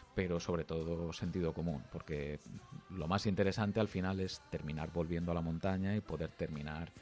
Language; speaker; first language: Spanish; native; Spanish